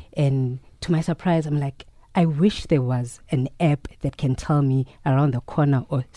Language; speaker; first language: English; non-native, local second language; Zulu